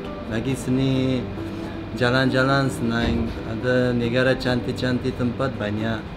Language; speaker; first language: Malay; non-native, learner; Uzbek